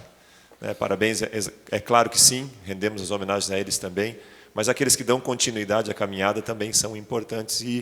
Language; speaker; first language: Portuguese; native; Portuguese